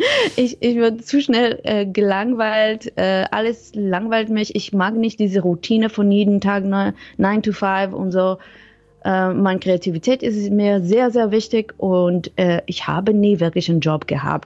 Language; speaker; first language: German; non-native, fluent; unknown